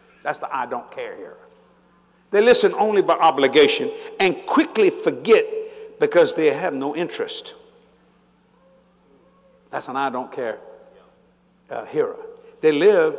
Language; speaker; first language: English; native; English